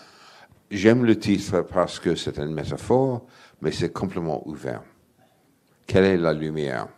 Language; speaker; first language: French; non-native, fluent; English